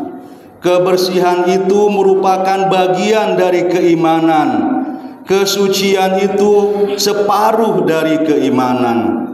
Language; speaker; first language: Indonesian; native; Indonesian